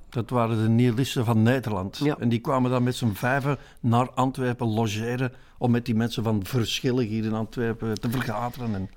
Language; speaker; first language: Dutch; native; Dutch